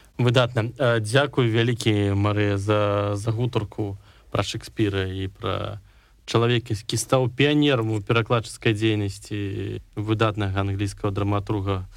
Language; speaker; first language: Belarusian; non-native, local second language; Russian